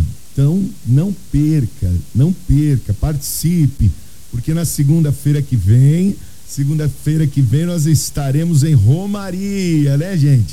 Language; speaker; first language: Portuguese; native; Portuguese